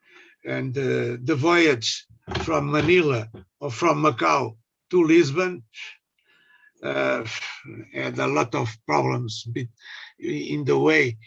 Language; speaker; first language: English; non-native, learner; Portuguese